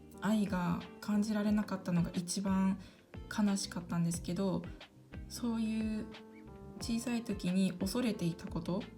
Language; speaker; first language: Japanese; early bilingual, other home language; Korean